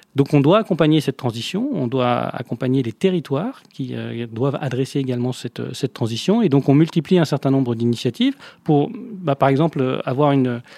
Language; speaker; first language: French; native; French